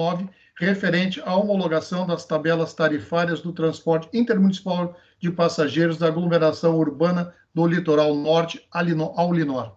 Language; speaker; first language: Portuguese; native; Portuguese